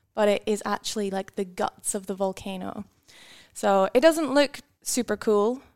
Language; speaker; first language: English; native; English